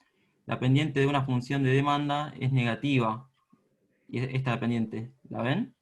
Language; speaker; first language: Spanish; native; Spanish